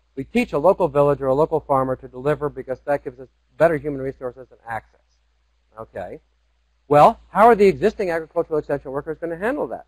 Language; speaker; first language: English; native; English